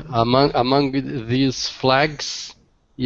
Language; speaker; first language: English; non-native, learner; Portuguese